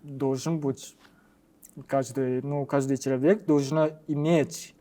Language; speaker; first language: Russian; non-native, learner; Japanese